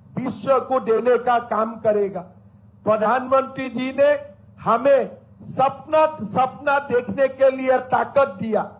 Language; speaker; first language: Hindi; non-native, local second language; Assamese